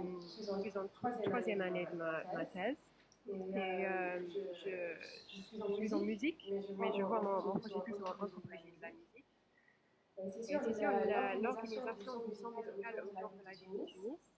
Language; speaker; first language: French; non-native, fluent; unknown